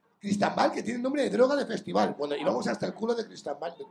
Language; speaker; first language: Spanish; native; Spanish